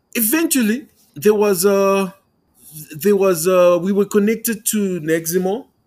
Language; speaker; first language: English; non-native, local second language; Tumbuka